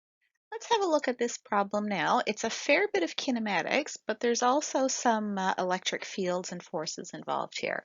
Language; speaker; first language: English; native; English